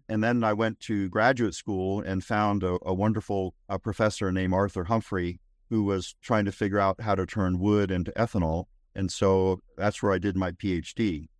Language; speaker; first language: English; native; English